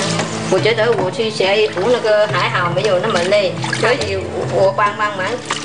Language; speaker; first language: Chinese; non-native, learner; Vietnamese